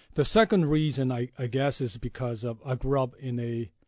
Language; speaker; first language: English; non-native, fluent; Chinese